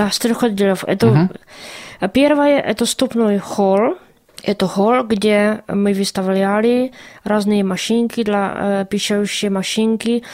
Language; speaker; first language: Russian; non-native, learner; Czech